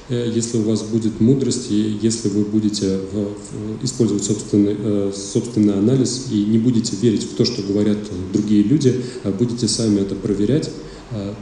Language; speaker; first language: Russian; native; Russian